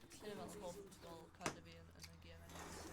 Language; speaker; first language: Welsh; non-native, local second language; English